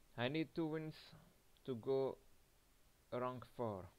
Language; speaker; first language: English; non-native, learner; French